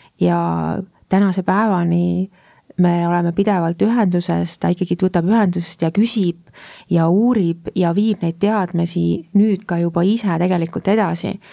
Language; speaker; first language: Estonian; native; Estonian